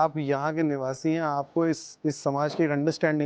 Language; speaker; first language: Hindi; native; Hindi